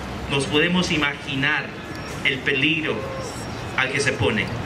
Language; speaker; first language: Spanish; early bilingual, heritage; Spanish